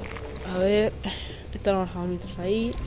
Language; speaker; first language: Spanish; native; Spanish